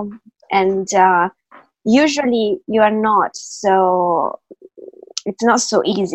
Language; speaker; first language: English; native; English